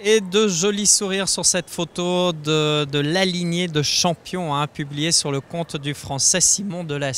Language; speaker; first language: French; native; French